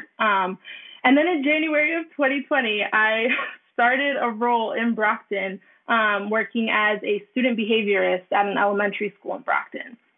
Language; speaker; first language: English; native; English